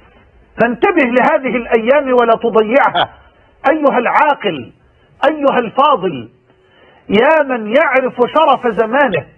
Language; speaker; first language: Arabic; native; Arabic